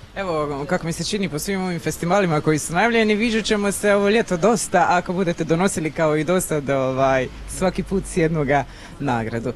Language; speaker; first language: Croatian; native; Croatian